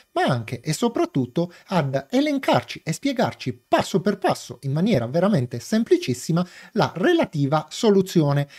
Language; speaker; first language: Italian; native; Italian